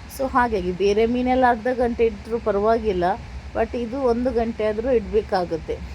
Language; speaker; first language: Kannada; non-native, local second language; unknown